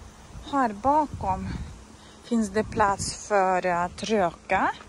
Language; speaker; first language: Swedish; non-native, fluent; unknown